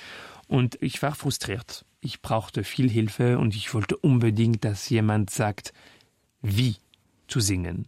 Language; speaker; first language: German; non-native, local second language; French